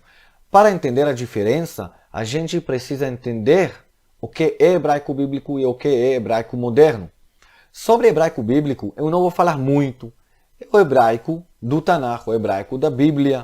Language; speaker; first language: Portuguese; non-native, fluent; Hebrew